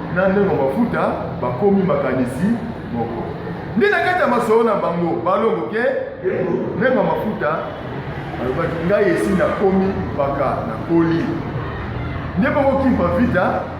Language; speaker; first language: Lingala; non-native, local second language; Kongo